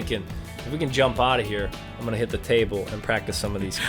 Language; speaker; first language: English; native; English